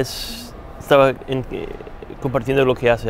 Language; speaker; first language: Spanish; non-native, fluent; English